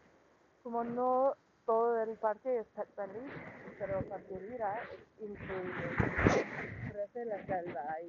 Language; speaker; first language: Spanish; non-native, learner; English